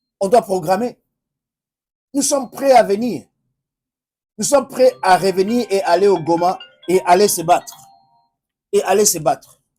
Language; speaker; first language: French; non-native, local second language; Lingala